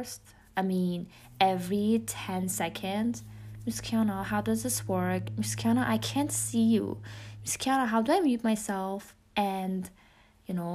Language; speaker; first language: English; non-native, fluent; Persian